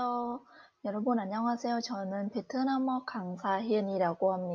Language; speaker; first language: Korean; non-native, fluent; Vietnamese